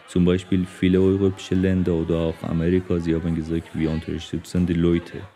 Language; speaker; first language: German; non-native, learner; Persian